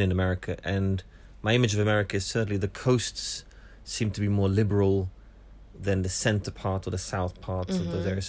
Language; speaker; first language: English; native; English